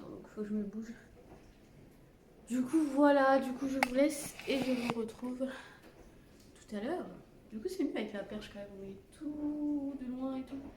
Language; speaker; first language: French; native; French